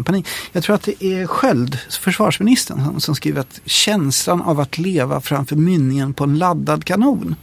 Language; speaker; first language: Swedish; native; Swedish